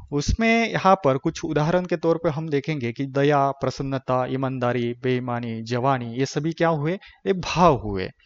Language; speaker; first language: Hindi; non-native, local second language; Marathi